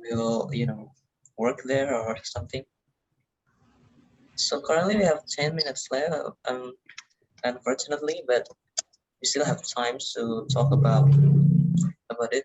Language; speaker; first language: English; non-native, learner; Indonesian